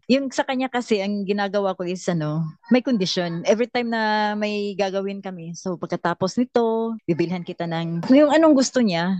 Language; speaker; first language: Filipino; native; Filipino